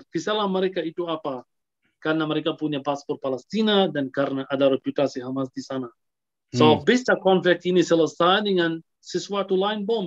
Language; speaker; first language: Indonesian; non-native, fluent; Arabic